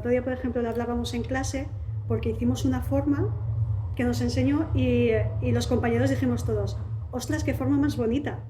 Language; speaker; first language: Spanish; native; Spanish